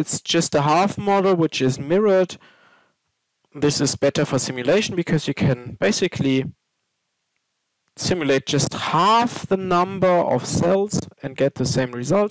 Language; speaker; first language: English; non-native, fluent; German